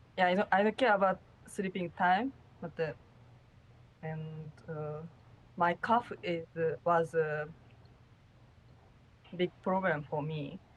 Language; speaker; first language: English; non-native, learner; Japanese